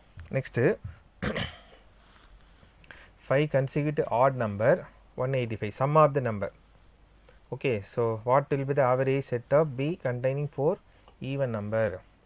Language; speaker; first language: English; non-native, local second language; Tamil